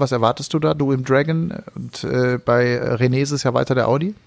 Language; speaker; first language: German; native; German